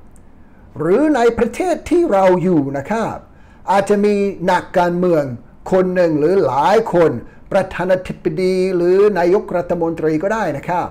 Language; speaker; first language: Thai; non-native, fluent; English